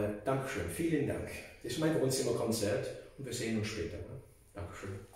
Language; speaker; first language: German; non-native, learner; English